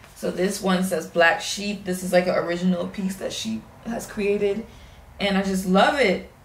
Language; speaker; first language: English; native; English